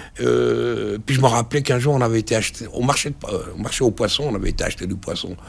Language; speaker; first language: French; early bilingual, other home language; Arabic